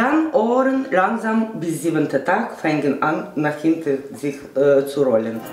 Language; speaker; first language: German; non-native, learner; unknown